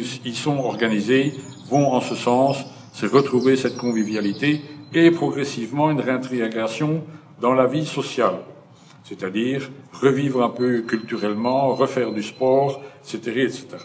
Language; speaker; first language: French; native; French